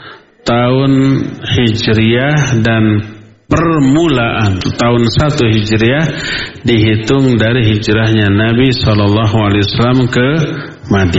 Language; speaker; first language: Indonesian; native; Indonesian